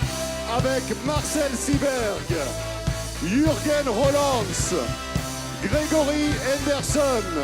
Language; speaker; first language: French; native; French